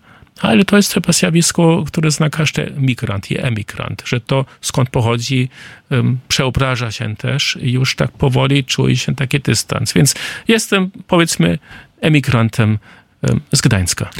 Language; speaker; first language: Polish; non-native, fluent; German